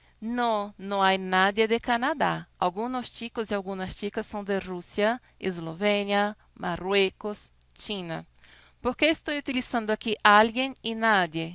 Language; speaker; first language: Spanish; non-native, fluent; Portuguese